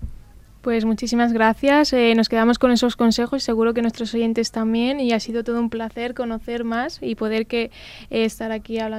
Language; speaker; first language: Spanish; native; Spanish